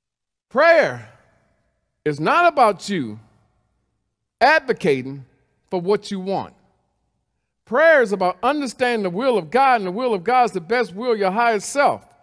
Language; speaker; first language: English; native; English